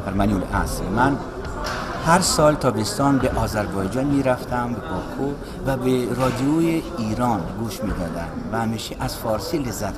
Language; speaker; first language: Persian; non-native, fluent; Russian